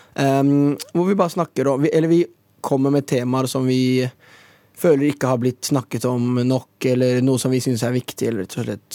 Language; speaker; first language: Norwegian; native; Norwegian